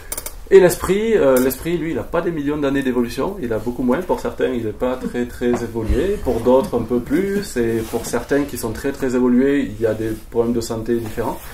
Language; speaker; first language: French; native; French